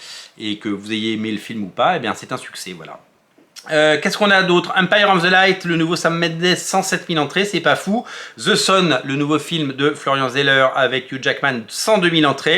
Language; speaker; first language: French; native; French